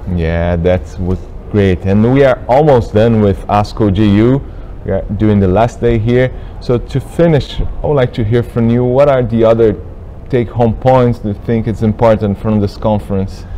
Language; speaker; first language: English; non-native, fluent; Portuguese